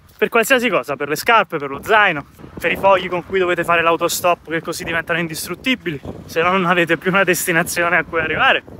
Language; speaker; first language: Italian; native; Italian